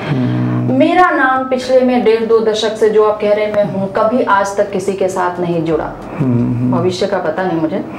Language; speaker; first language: Hindi; non-native, local second language; Bhojpuri